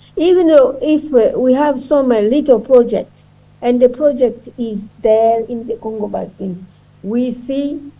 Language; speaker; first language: English; non-native, learner; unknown